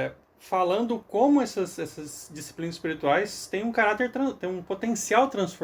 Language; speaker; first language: Portuguese; native; Portuguese